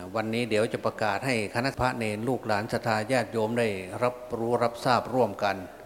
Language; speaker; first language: Thai; native; Thai